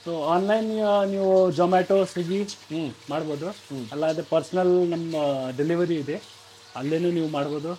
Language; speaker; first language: Kannada; non-native, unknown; Nepali